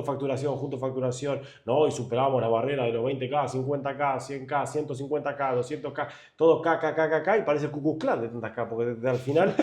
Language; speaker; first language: Spanish; native; Spanish